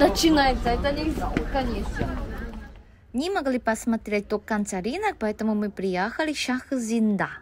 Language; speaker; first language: Russian; non-native, learner; Korean